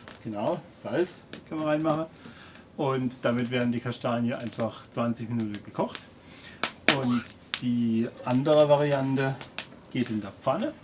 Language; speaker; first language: German; native; German